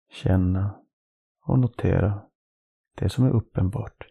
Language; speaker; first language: Swedish; non-native, fluent; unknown